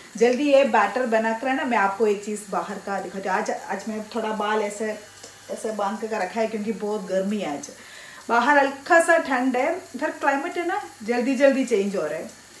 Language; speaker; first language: Hindi; non-native, local second language; Malayalam